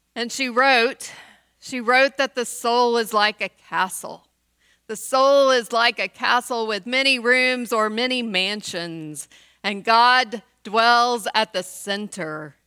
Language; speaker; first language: English; native; English